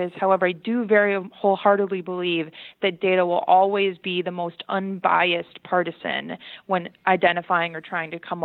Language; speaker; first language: English; native; English